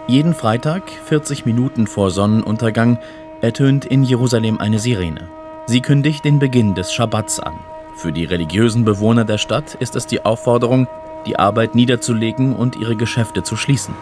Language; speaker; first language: German; native; German